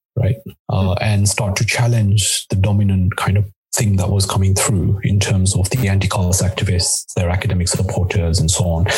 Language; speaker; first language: English; non-native, local second language; Gujarati